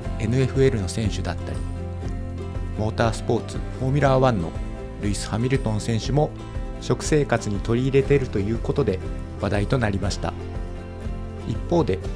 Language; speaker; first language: Japanese; native; Japanese